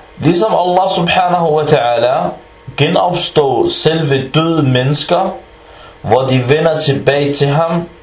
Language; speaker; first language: Danish; non-native, fluent; Arabic